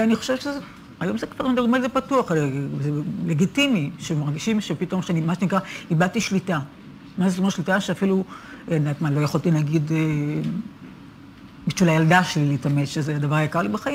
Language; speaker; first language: Hebrew; native; Hebrew